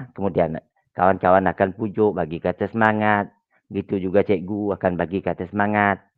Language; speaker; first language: Malay; native; Malay